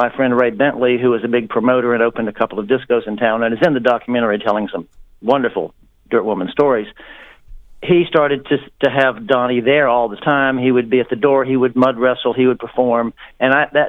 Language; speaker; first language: English; native; English